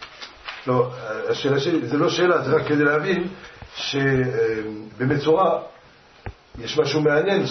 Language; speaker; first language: Hebrew; non-native, fluent; French